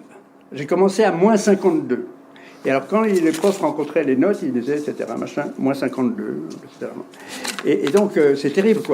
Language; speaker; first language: French; native; French